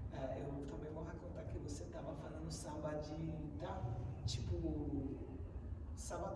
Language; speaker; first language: Portuguese; non-native, learner; Swedish